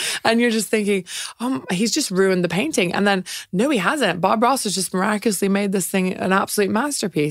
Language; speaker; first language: English; native; English